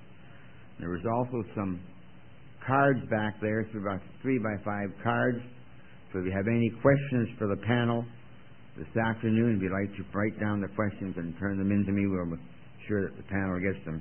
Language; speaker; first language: English; native; English